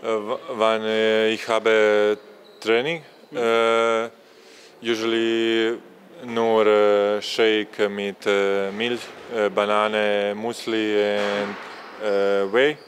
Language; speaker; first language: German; non-native, learner; Croatian